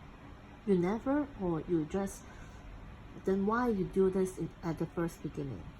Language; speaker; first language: English; non-native, local second language; Cantonese